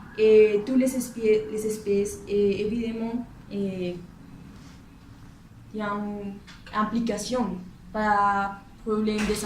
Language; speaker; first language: French; non-native, learner; Spanish